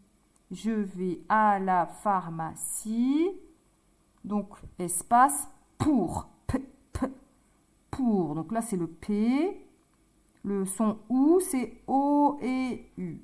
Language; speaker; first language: French; native; French